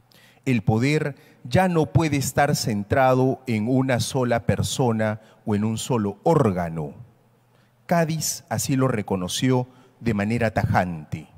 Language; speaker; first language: Spanish; native; Spanish